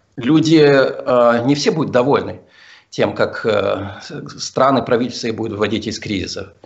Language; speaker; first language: Russian; early bilingual, heritage; Russian